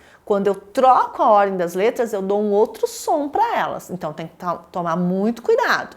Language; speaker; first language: Portuguese; native; Portuguese